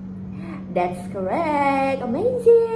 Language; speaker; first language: English; non-native, fluent; Indonesian